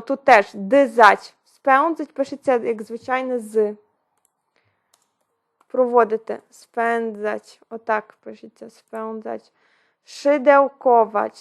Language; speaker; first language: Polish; non-native, fluent; Ukrainian